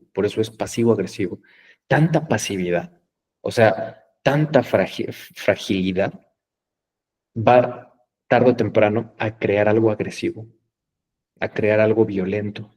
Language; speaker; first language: Spanish; native; Spanish